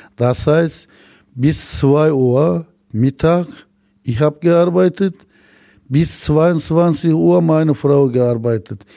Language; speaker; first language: German; non-native, learner; Turkish